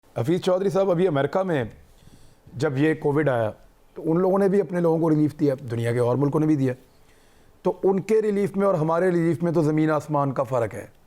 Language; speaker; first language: Urdu; native; Urdu